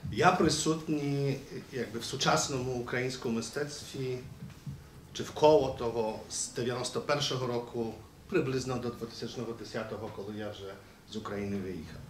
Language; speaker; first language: Ukrainian; native; Ukrainian